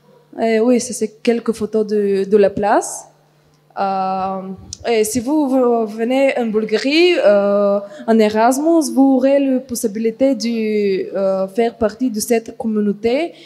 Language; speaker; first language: French; non-native, fluent; Bulgarian